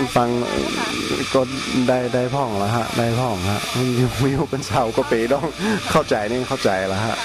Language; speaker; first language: Thai; non-native, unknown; English